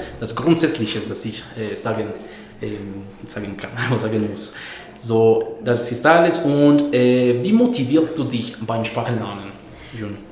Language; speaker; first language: German; non-native, fluent; Spanish